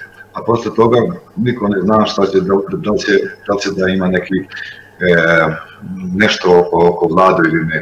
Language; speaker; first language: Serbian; non-native, local second language; Albanian